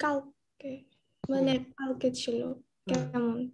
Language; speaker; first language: Korean; non-native, learner; Bangla